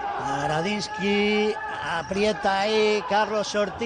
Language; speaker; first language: Spanish; native; Spanish